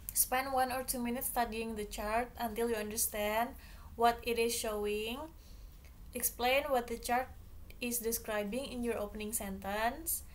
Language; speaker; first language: English; non-native, fluent; Javanese